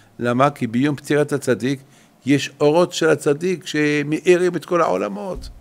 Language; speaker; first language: Hebrew; non-native, fluent; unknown